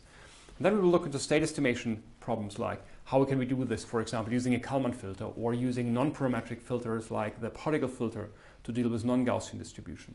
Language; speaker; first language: English; non-native, fluent; German